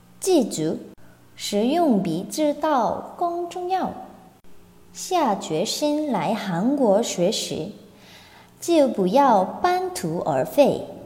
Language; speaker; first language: Chinese; non-native, fluent; Korean